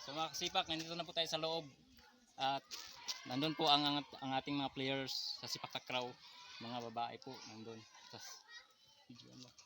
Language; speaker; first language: Filipino; non-native, local second language; Masbatenyo